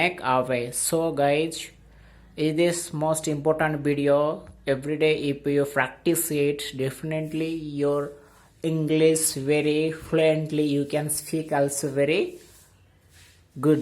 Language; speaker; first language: English; non-native, local second language; Odia